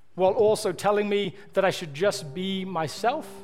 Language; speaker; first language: English; native; English